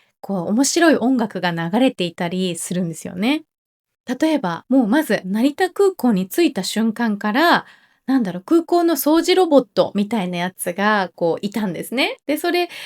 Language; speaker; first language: Japanese; native; Japanese